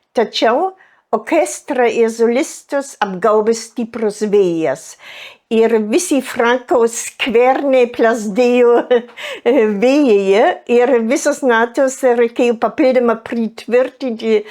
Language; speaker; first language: Lithuanian; non-native, fluent; German